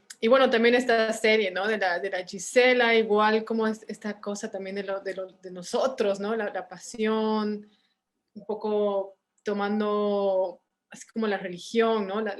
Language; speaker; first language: Spanish; native; Spanish